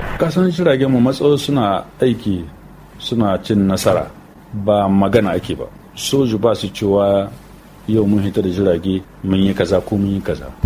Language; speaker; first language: Hausa; native; Hausa